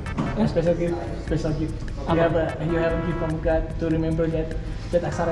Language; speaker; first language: English; non-native, fluent; Thai